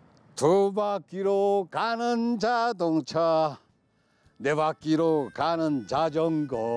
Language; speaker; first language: Korean; native; Korean